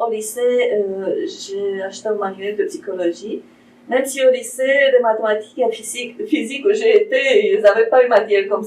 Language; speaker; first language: French; non-native, fluent; Romanian